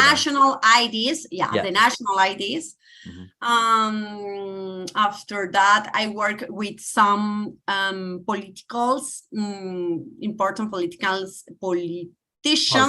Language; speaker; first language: English; non-native, learner; Spanish